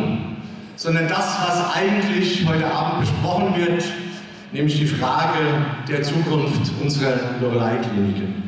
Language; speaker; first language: German; native; German